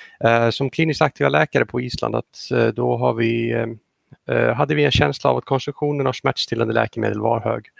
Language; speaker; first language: Swedish; non-native, fluent; Icelandic